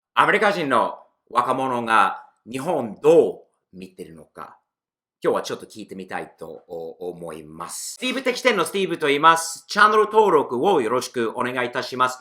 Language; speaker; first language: Japanese; non-native, fluent; English